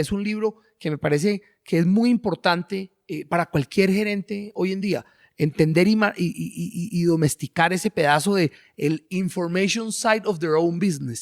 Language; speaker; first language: Spanish; native; Spanish